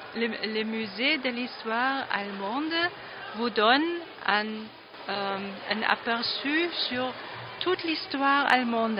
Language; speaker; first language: French; non-native, fluent; German